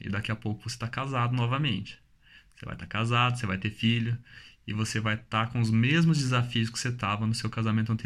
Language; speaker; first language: Portuguese; native; Portuguese